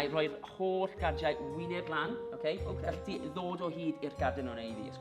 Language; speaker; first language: Welsh; native; Welsh